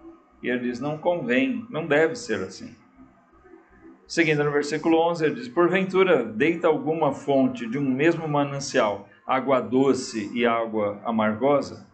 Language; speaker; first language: Portuguese; native; Portuguese